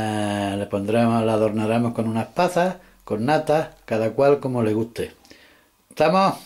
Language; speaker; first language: Spanish; native; Spanish